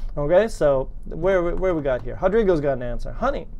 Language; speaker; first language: English; native; English